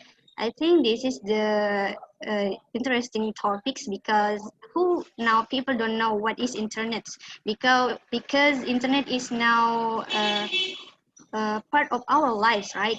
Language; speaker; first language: English; non-native, learner; Indonesian